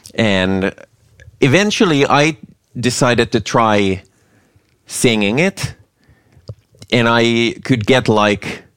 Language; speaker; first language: English; non-native, fluent; Finnish